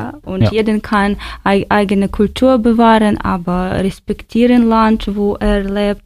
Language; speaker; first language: German; non-native, fluent; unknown